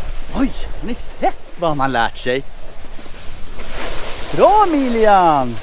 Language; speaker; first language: Swedish; native; Swedish